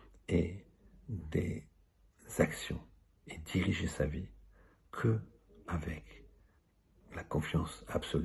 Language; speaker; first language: French; native; French